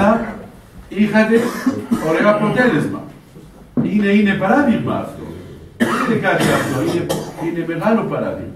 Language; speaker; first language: Greek; non-native, fluent; Arabic